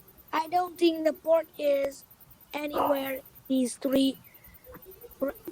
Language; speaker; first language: English; non-native, learner; Vietnamese